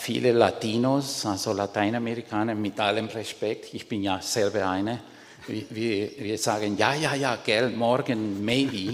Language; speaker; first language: German; non-native, fluent; Spanish